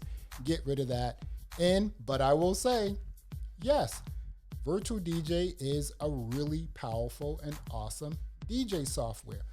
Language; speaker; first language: English; native; English